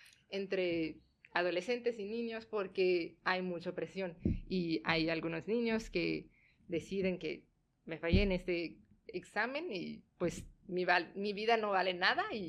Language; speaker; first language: Spanish; non-native, fluent; Tamil